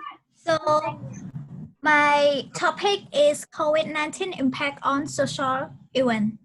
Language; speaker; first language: English; non-native, learner; Khmer